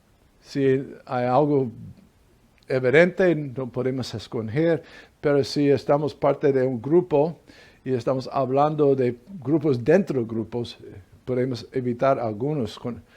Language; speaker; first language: Spanish; non-native, fluent; English